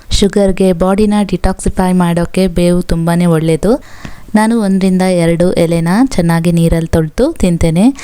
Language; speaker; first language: Kannada; non-native, local second language; Tulu